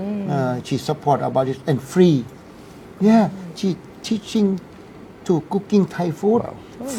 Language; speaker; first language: English; non-native, learner; Thai